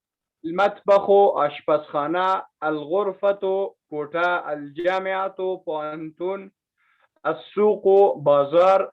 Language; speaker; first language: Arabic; non-native, learner; Pashto